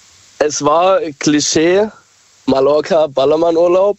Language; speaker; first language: German; native; German